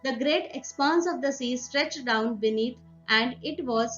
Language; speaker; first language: English; non-native, local second language; Marathi